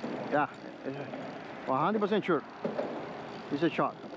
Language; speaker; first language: English; non-native, learner; Spanish